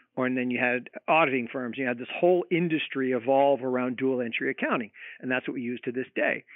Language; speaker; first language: English; native; English